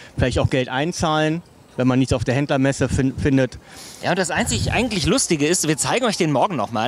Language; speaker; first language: German; native; German